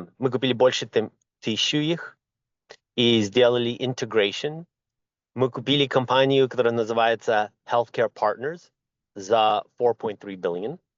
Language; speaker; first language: Russian; early bilingual, other home language; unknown